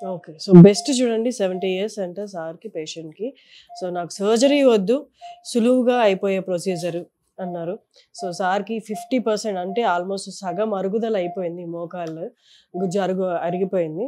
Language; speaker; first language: Telugu; native; Telugu